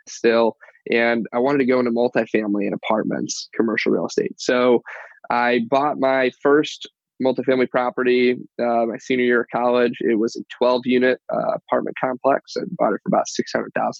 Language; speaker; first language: English; native; English